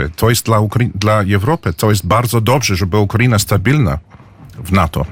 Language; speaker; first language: Polish; early bilingual, heritage; English